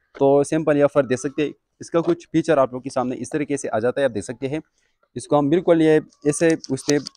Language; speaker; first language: Urdu; non-native, local second language; Pashto